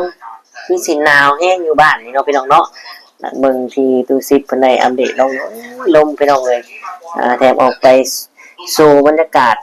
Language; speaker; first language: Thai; non-native, local second language; Lao